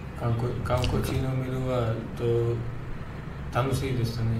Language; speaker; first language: Japanese; non-native, learner; Hindi